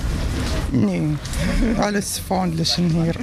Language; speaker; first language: German; non-native, learner; Arabic